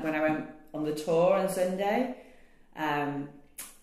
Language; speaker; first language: English; native; English